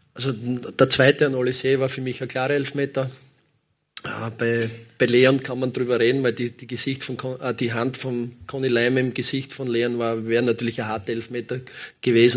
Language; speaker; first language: German; native; German